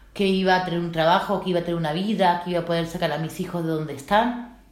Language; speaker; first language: Spanish; native; Spanish